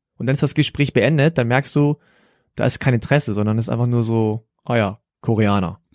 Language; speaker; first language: German; early bilingual, other home language; Korean